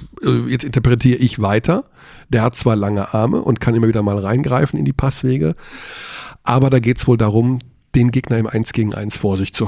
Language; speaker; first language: German; native; German